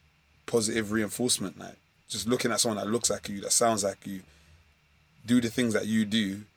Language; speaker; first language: English; native; English